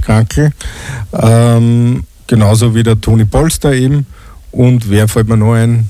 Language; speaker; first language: German; native; German